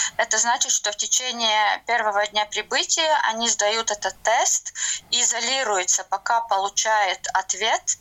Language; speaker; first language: Russian; non-native, local second language; Latvian